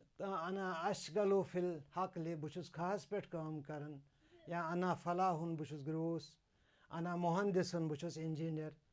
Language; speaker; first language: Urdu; non-native, local second language; Kashmiri